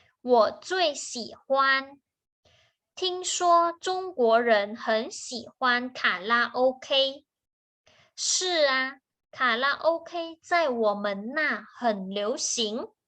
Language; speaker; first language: Chinese; non-native, fluent; Thai